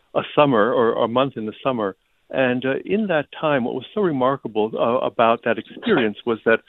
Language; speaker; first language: English; early bilingual, other home language; Ukrainian